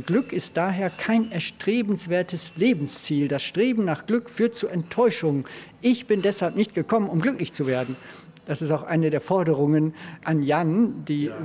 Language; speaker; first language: German; native; German